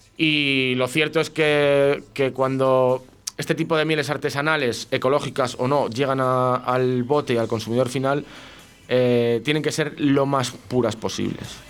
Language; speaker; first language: Spanish; native; Spanish